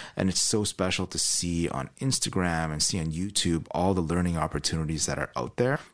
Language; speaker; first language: English; native; English